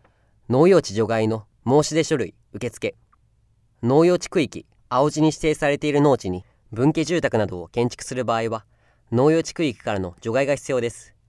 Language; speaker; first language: Japanese; native; Japanese